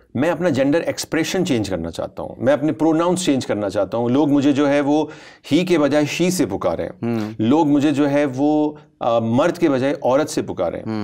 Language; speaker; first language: Urdu; native; Urdu